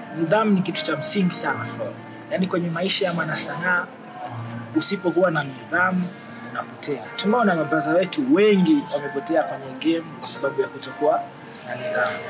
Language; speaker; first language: Swahili; native; Swahili